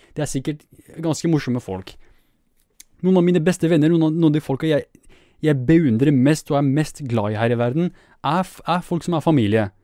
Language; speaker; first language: Norwegian; early bilingual, other home language; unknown